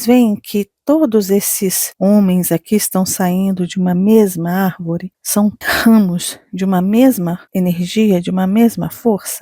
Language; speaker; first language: Portuguese; native; Portuguese